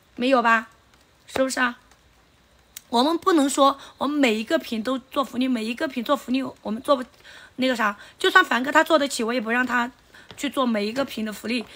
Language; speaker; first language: Chinese; non-native, local second language; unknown